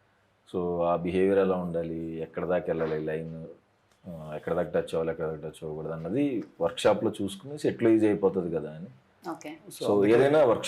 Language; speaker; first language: Telugu; native; Telugu